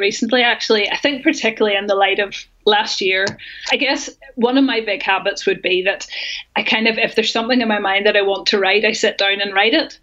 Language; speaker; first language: English; native; English